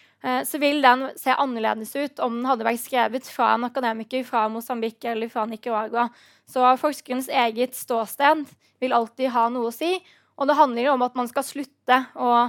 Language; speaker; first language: Norwegian; native; Norwegian